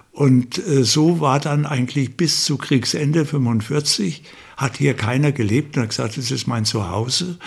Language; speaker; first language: German; native; German